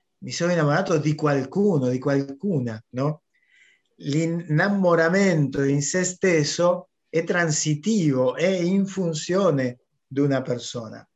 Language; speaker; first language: Italian; non-native, fluent; Spanish